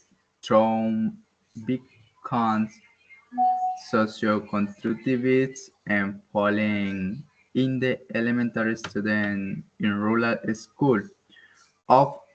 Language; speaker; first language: English; non-native, learner; Spanish